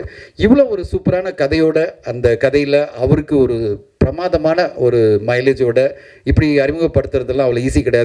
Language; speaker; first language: Tamil; native; Tamil